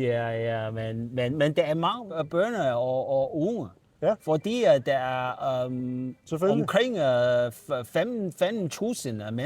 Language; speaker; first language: Danish; non-native, learner; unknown